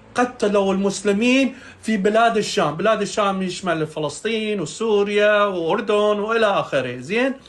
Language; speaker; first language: Arabic; non-native, fluent; Persian